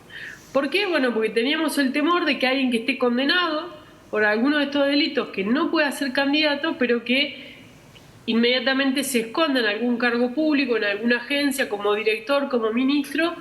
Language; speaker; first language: Spanish; native; Spanish